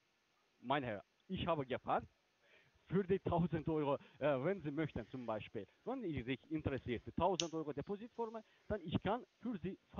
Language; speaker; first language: German; non-native, learner; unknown